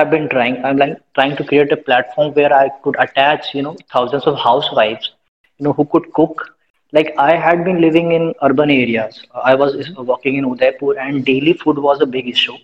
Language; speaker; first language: English; non-native, local second language; Hindi